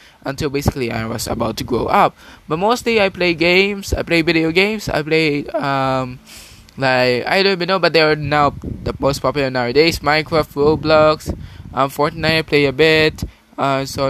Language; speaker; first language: English; non-native, local second language; Filipino